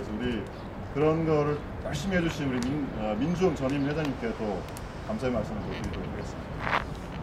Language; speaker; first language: Korean; native; Korean